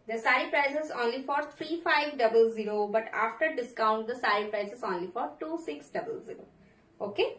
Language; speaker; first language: English; non-native, local second language; Bangla